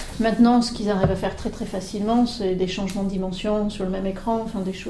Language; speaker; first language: French; native; French